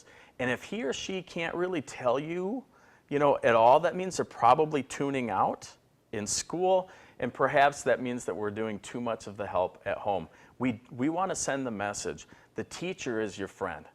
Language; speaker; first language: English; native; English